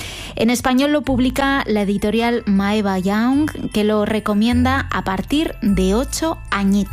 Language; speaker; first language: Spanish; native; Spanish